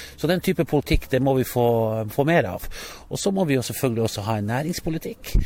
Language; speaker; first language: Norwegian; native; Norwegian